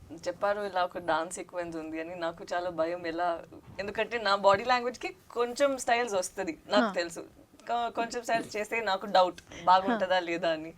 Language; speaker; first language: Telugu; non-native, local second language; Tamil